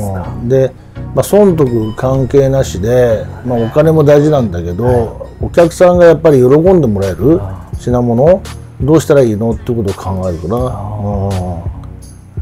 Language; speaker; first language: Japanese; native; Japanese